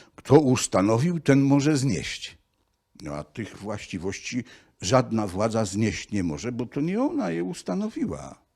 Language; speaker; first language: Polish; native; Polish